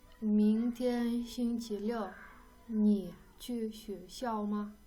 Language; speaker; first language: Chinese; non-native, fluent; Kyrgyz